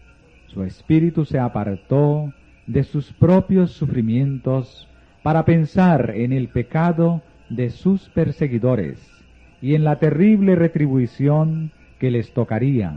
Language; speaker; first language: Spanish; native; Spanish